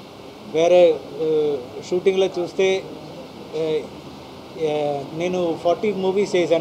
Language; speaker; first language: Telugu; non-native, fluent; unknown